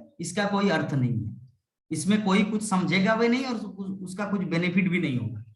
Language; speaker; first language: Hindi; non-native, local second language; Bangla